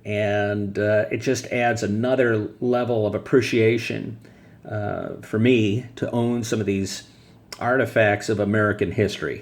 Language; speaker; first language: English; native; English